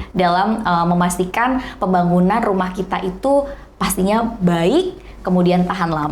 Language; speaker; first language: Indonesian; native; Indonesian